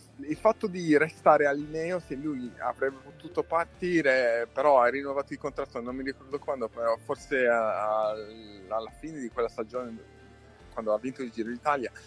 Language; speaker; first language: Italian; non-native, fluent; English